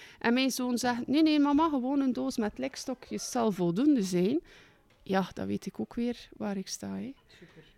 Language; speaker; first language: Dutch; native; Dutch